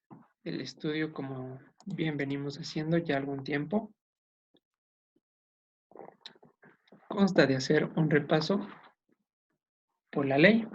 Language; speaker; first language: Spanish; native; Spanish